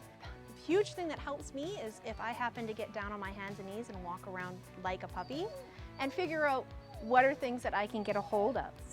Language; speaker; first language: English; native; English